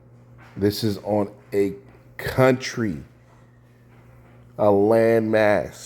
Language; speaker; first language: English; native; English